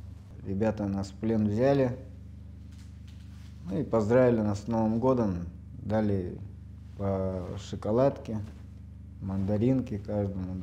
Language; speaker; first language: Russian; native; Russian